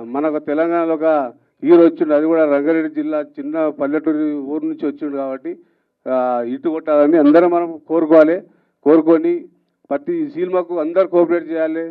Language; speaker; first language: Telugu; native; Telugu